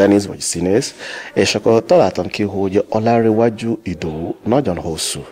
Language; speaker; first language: Hungarian; non-native, learner; Yoruba